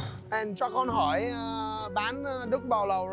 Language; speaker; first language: Vietnamese; non-native, learner; English